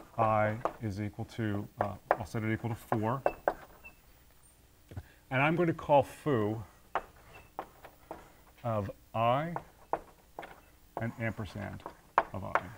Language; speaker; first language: English; native; English